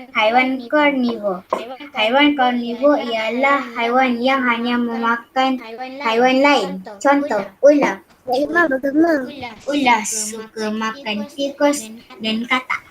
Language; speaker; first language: Malay; native; Malay